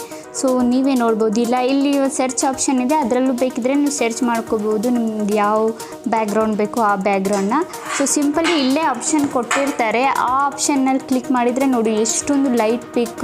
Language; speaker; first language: Kannada; native; Kannada